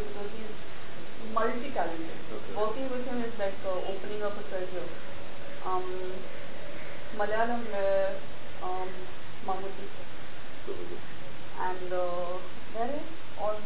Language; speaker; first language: Tamil; non-native, learner; Gujarati